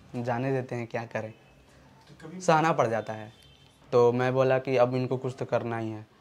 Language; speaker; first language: Hindi; native; Hindi